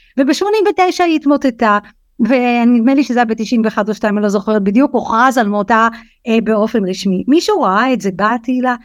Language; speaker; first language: Hebrew; early bilingual, other home language; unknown